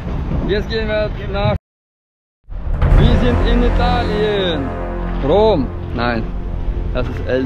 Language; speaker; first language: German; non-native, fluent; Russian